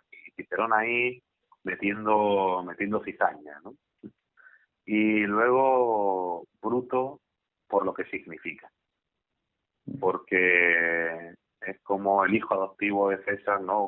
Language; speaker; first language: Spanish; native; Spanish